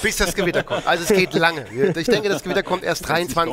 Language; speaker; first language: German; native; German